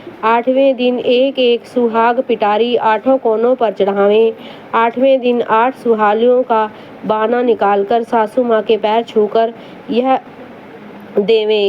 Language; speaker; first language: Hindi; native; Hindi